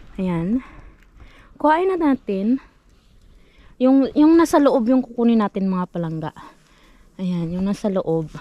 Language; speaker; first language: Filipino; non-native, local second language; Hiligaynon